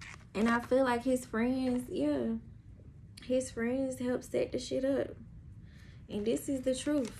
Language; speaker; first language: English; native; English